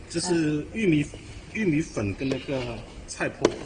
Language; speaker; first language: Chinese; native; Chinese